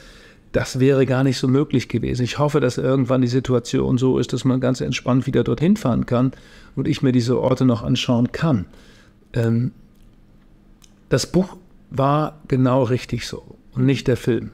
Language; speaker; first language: German; native; German